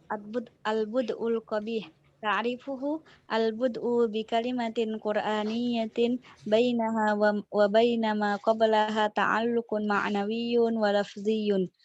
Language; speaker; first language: Arabic; non-native, learner; Indonesian